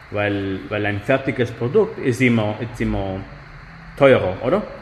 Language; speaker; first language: German; non-native, fluent; Spanish